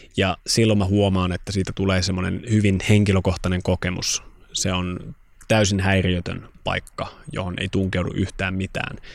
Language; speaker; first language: Finnish; native; Finnish